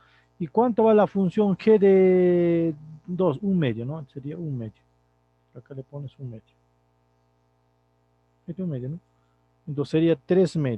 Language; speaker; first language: Spanish; native; Spanish